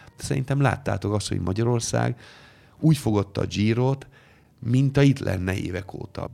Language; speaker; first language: Hungarian; non-native, fluent; Italian